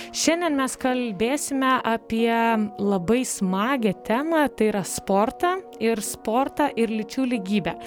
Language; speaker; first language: Lithuanian; native; Lithuanian